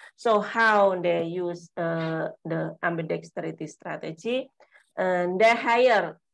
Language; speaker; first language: English; non-native, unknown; Indonesian